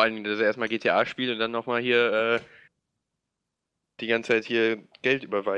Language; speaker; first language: German; native; German